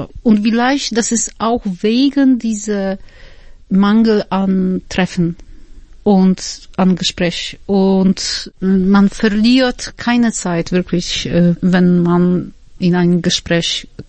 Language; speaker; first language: German; non-native, fluent; Polish